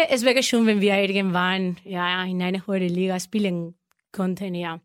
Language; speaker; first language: German; non-native, learner; Spanish